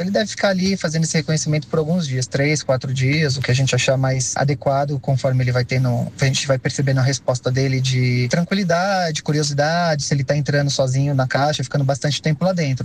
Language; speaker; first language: Portuguese; native; Portuguese